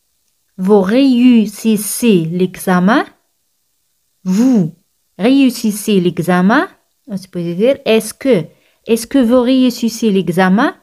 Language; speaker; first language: French; non-native, fluent; Spanish